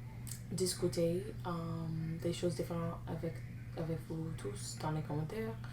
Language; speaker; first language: French; non-native, learner; English